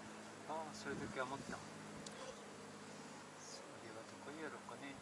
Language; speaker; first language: Japanese; native; Japanese